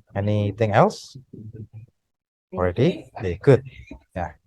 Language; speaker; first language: English; non-native, fluent; Indonesian